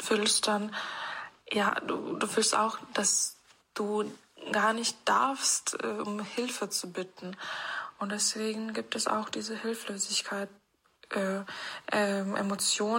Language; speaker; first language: German; non-native, fluent; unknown